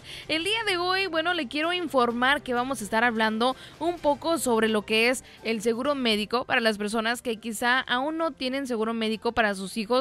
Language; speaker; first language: Spanish; native; Spanish